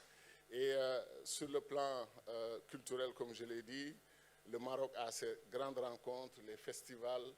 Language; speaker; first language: French; non-native, local second language; Wolof